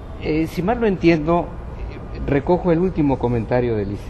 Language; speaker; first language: Spanish; native; Spanish